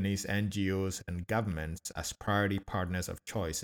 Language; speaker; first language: English; non-native, local second language; Akan